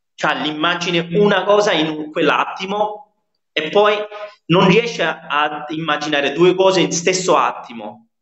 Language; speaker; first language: Italian; non-native, fluent; Nepali